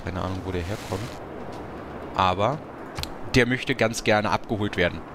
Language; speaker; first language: German; native; German